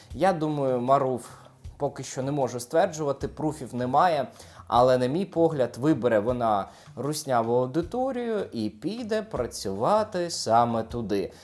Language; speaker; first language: Ukrainian; native; Ukrainian